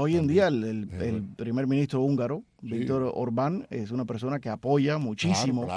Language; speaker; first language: Spanish; native; Spanish